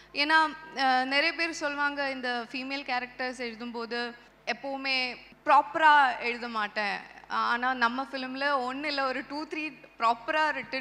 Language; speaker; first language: Tamil; non-native, local second language; Malayalam